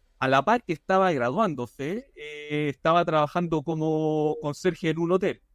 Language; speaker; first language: Spanish; non-native, fluent; English